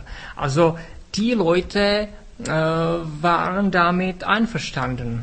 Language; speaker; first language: German; non-native, fluent; Czech